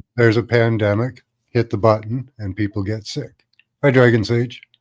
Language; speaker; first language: English; native; English